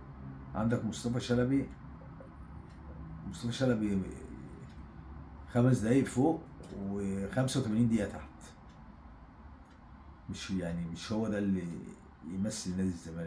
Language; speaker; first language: Arabic; native; Arabic